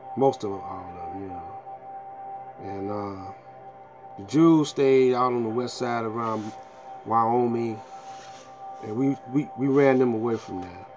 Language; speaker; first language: English; native; English